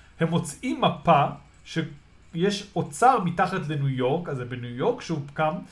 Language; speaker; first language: Hebrew; native; Hebrew